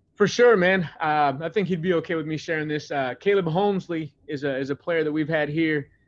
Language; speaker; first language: English; native; English